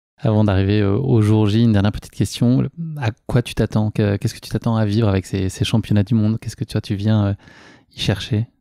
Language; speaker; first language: French; native; French